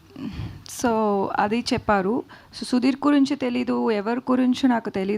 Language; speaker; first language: Telugu; non-native, learner; Tamil